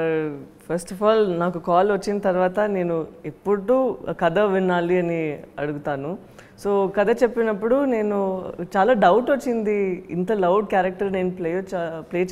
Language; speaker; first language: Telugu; non-native, learner; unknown